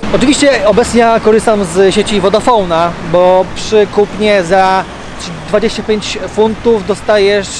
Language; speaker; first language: Polish; native; Polish